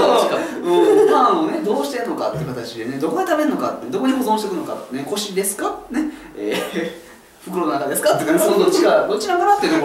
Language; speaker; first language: Japanese; native; Japanese